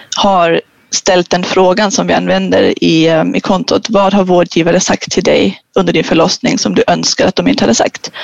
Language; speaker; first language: Swedish; non-native, fluent; German